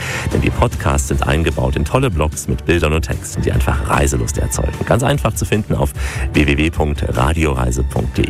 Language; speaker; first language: German; native; German